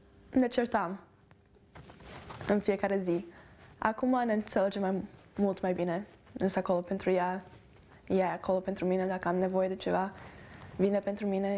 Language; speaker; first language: Romanian; early bilingual, heritage; Romanian